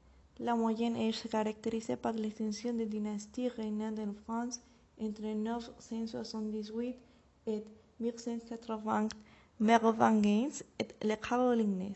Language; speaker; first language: French; non-native, learner; Spanish